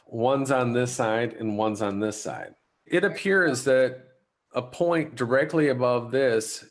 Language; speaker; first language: English; native; English